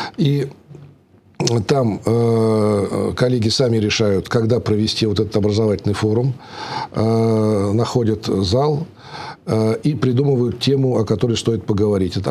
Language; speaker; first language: Russian; native; Russian